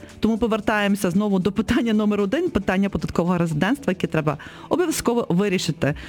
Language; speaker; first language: Ukrainian; native; Ukrainian